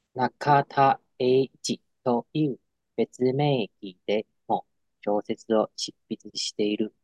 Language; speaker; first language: Japanese; non-native, learner; Chinese